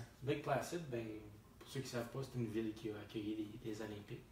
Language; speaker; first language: French; native; French